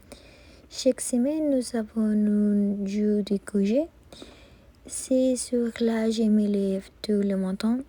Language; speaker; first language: French; non-native, learner; Spanish